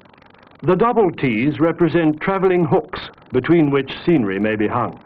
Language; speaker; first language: English; native; English